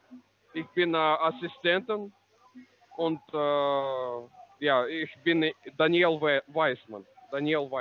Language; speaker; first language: German; non-native, learner; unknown